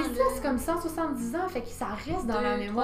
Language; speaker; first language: French; native; French